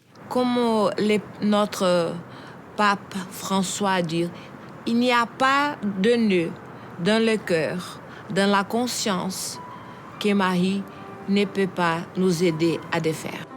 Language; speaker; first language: French; non-native, fluent; Portuguese